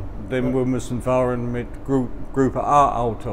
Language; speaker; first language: German; non-native, fluent; English